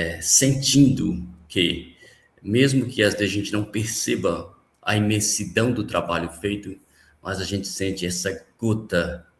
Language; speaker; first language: Portuguese; native; Portuguese